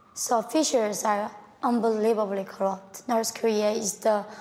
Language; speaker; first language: English; non-native, fluent; Korean